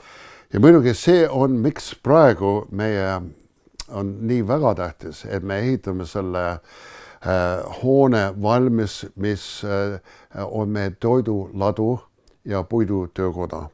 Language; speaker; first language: Estonian; non-native, fluent; English